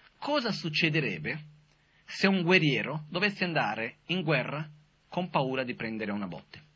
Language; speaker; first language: Italian; non-native, fluent; Portuguese